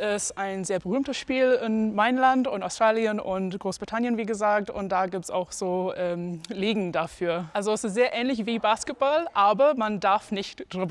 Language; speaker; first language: German; non-native, fluent; English